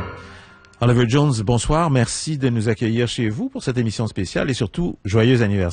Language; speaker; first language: French; native; French